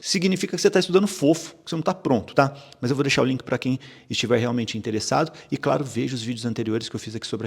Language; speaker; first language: Portuguese; native; Portuguese